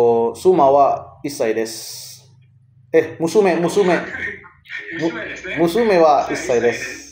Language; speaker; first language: Japanese; non-native, learner; Indonesian